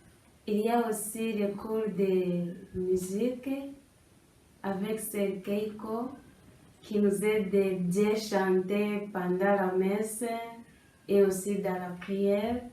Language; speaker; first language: French; non-native, local second language; Kinyarwanda